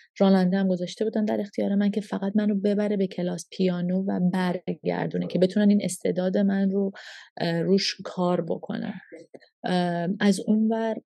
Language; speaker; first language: Persian; early bilingual, heritage; Persian